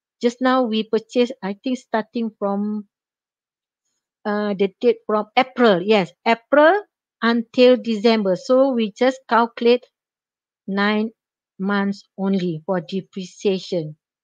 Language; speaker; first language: English; non-native, local second language; Malay